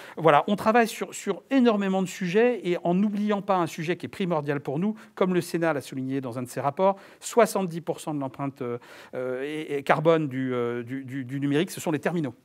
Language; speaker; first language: French; native; French